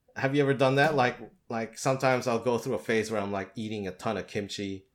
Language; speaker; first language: English; native; English